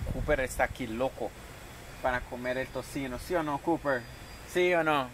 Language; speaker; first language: Spanish; non-native, fluent; Portuguese